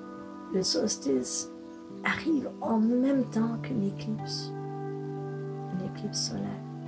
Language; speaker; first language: French; non-native, fluent; English